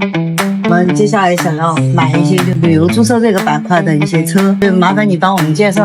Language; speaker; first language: Chinese; native; Chinese